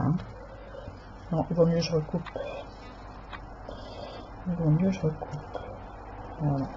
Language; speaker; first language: French; native; French